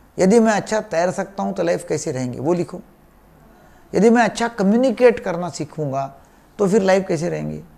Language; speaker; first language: Hindi; non-native, local second language; Marathi